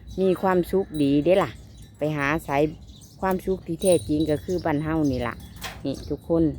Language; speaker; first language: Thai; non-native, local second language; Lao